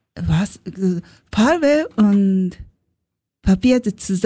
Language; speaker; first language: German; non-native, learner; Japanese